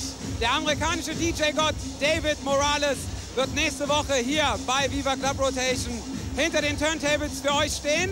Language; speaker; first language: German; native; German